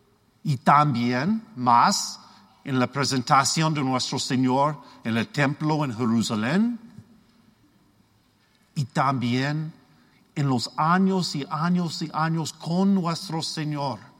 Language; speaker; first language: Spanish; non-native, learner; English